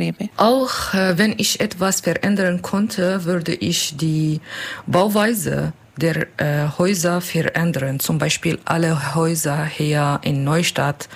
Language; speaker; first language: German; non-native, fluent; Kurdish